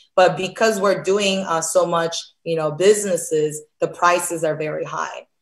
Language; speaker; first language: English; early bilingual, other home language; Korean